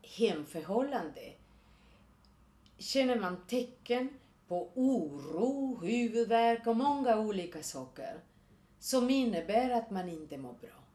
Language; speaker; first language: Swedish; non-native, fluent; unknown